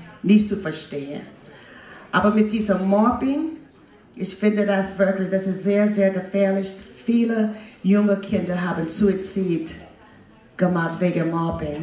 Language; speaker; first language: German; non-native, fluent; English